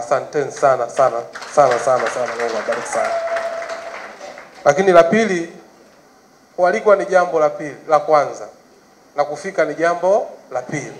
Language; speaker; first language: Swahili; native; Swahili